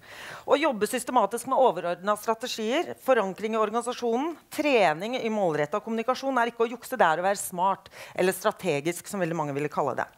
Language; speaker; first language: Norwegian; native; Norwegian